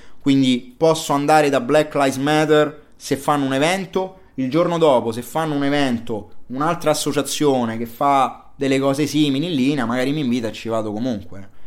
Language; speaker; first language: Italian; native; Italian